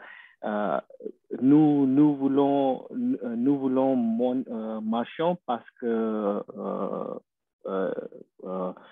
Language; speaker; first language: French; non-native, learner; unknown